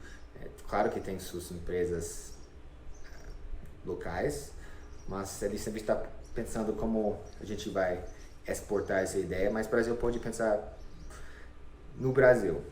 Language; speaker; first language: Portuguese; non-native, fluent; English